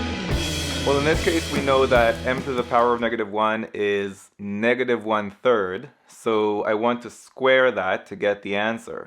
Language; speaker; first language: English; native; English